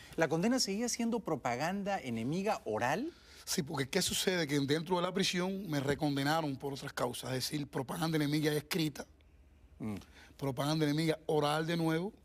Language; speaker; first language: Spanish; native; Spanish